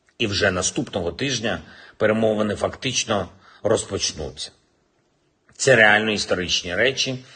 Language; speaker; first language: Ukrainian; non-native, local second language; Russian